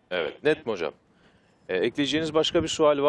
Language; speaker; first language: Turkish; native; Turkish